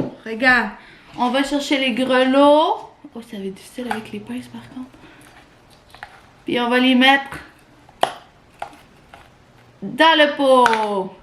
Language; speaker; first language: French; native; French